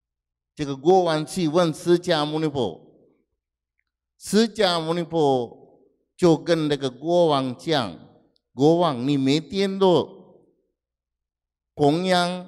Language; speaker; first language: Chinese; non-native, fluent; Sinhala